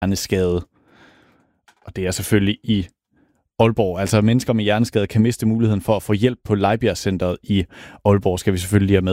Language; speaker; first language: Danish; native; Danish